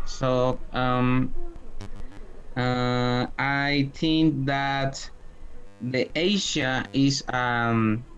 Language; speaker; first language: English; non-native, learner; Spanish